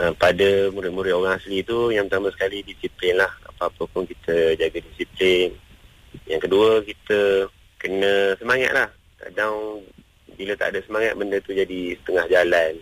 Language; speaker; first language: Malay; non-native, local second language; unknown